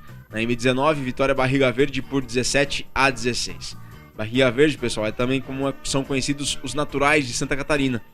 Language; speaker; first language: Portuguese; native; Portuguese